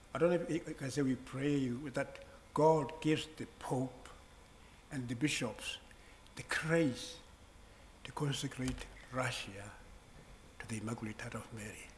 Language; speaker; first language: English; non-native, local second language; Southern Sotho